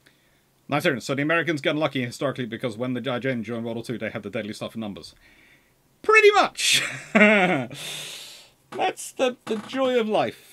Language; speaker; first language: English; native; English